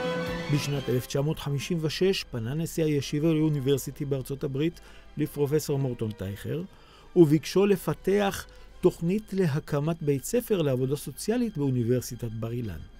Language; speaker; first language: Hebrew; native; Hebrew